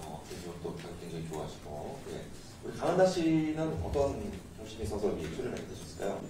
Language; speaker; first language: Korean; native; Korean